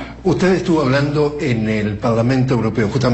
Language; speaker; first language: Spanish; native; Spanish